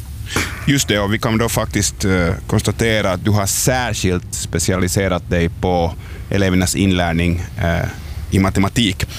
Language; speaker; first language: Swedish; native; Swedish